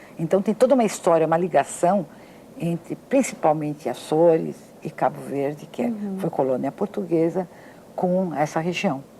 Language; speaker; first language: Portuguese; native; Portuguese